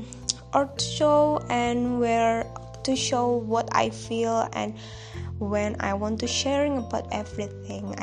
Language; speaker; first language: English; non-native, local second language; Indonesian